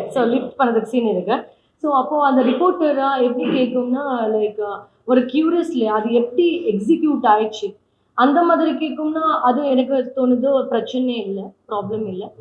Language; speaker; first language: Tamil; non-native, fluent; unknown